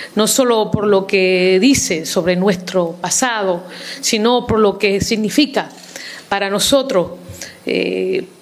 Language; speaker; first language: Spanish; early bilingual, heritage; Spanish